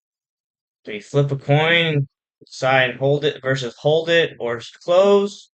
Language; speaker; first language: English; native; English